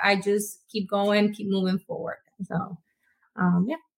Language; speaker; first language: English; non-native, local second language; Spanish